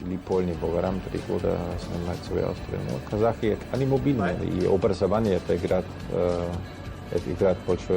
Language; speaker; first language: Russian; non-native, fluent; German